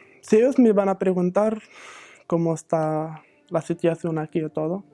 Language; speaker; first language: Spanish; non-native, fluent; Arabic